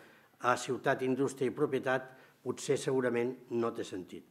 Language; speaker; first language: Catalan; native; Catalan